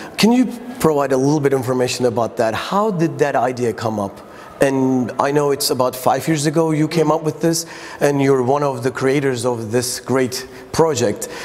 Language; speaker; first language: English; non-native, fluent; Turkish